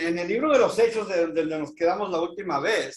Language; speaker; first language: Spanish; native; Spanish